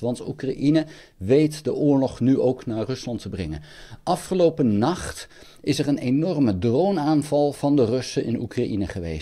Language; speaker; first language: Dutch; native; Dutch